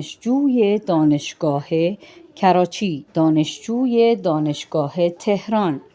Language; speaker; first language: Persian; non-native, fluent; Urdu